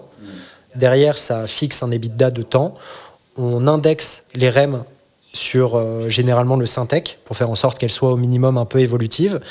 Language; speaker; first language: French; native; French